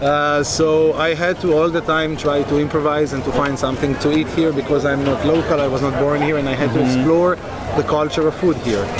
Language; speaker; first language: English; non-native, fluent; Hebrew